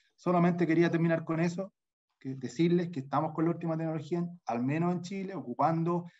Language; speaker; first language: Spanish; native; Spanish